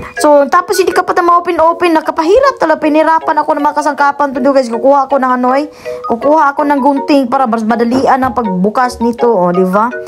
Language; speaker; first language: Filipino; non-native, local second language; Cebuano